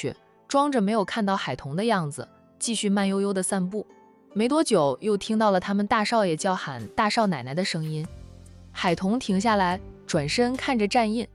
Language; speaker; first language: Chinese; native; Chinese